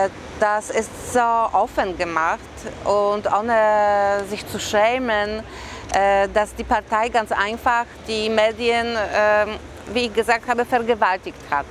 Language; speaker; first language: German; non-native, fluent; Polish